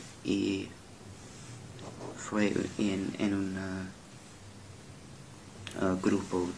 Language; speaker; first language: Spanish; non-native, learner; English